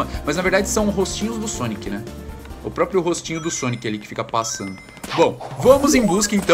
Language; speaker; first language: Portuguese; native; Portuguese